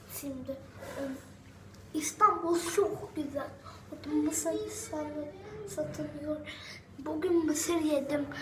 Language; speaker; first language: Turkish; non-native, learner; Dutch